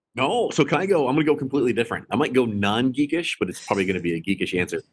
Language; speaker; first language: English; native; English